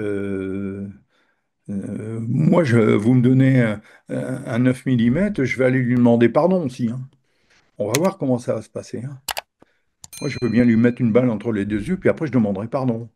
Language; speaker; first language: French; native; French